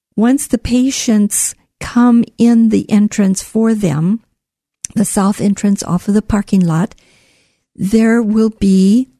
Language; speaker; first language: English; native; English